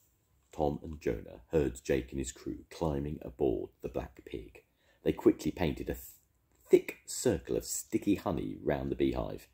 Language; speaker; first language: English; native; English